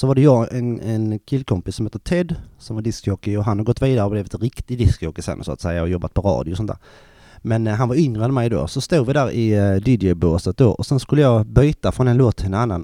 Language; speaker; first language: Swedish; native; Swedish